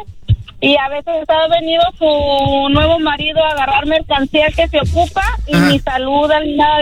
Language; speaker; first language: Spanish; native; Spanish